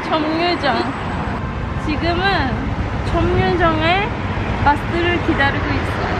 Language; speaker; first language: Korean; non-native, learner; Turkish